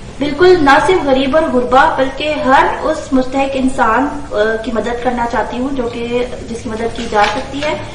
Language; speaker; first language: Urdu; native; Urdu